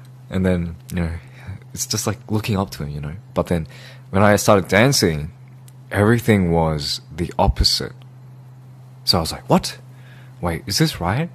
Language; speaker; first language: English; early bilingual, other home language; Korean